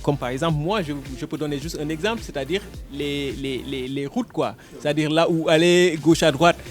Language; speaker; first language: French; non-native, local second language; Wolof